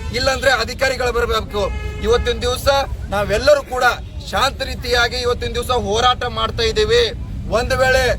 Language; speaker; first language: Kannada; non-native, local second language; Lambadi